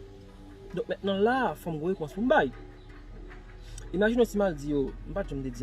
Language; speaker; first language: French; non-native, local second language; Haitian Creole